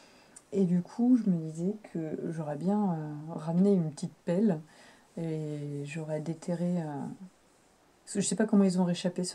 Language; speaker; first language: French; native; French